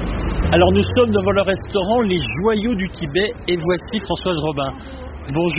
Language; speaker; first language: French; native; French